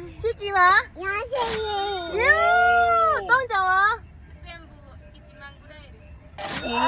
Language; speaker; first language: Japanese; non-native, fluent; Thai